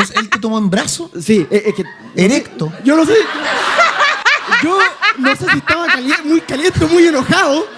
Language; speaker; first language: Spanish; native; Spanish